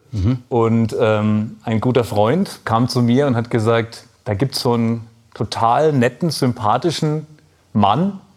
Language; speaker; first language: German; native; German